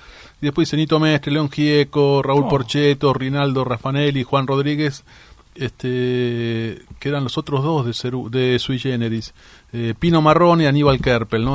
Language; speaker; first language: Spanish; native; Spanish